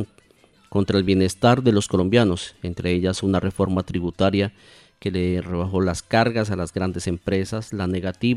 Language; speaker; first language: Spanish; native; Spanish